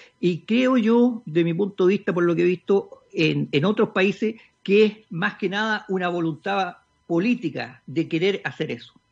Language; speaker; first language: Spanish; native; Spanish